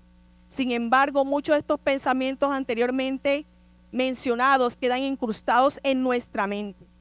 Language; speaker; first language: Spanish; native; Spanish